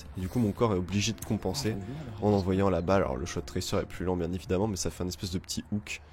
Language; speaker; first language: French; native; French